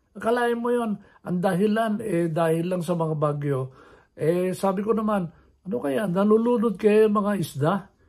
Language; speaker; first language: Filipino; non-native, local second language; Iloko